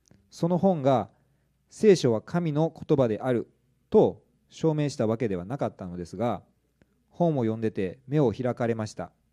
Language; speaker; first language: Japanese; native; Japanese